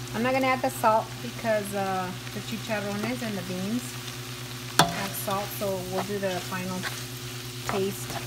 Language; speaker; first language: English; early bilingual, other home language; Spanish